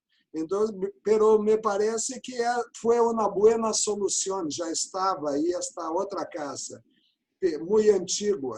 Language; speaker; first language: Spanish; non-native, learner; Portuguese